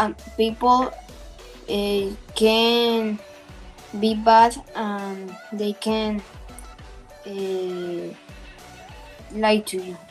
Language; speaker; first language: English; non-native, learner; Spanish